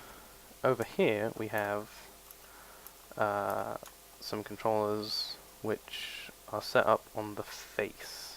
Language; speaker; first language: English; native; English